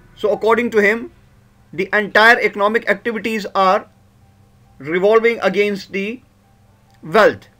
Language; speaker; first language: English; non-native, local second language; Urdu